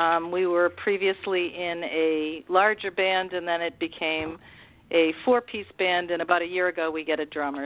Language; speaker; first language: English; native; English